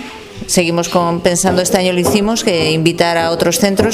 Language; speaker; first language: Spanish; native; Spanish